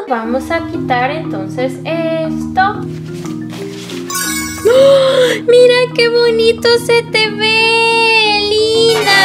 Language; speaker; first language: Spanish; native; Spanish